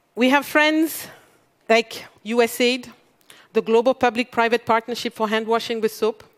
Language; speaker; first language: English; non-native, fluent; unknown